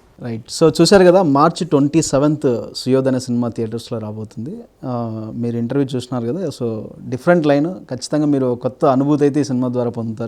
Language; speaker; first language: Telugu; native; Telugu